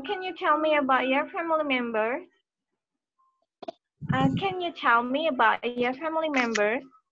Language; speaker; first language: English; non-native, fluent; Indonesian